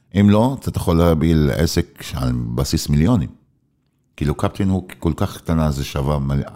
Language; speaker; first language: Hebrew; non-native, local second language; Arabic